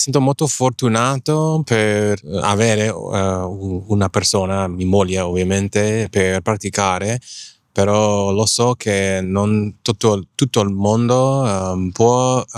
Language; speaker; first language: Italian; non-native, learner; English